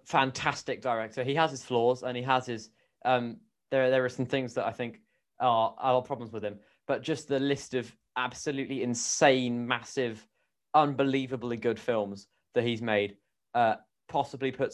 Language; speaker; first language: English; native; English